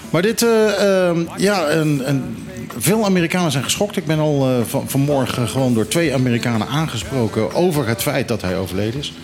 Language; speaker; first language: Dutch; native; Dutch